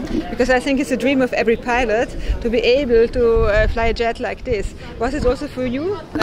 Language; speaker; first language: English; non-native, fluent; German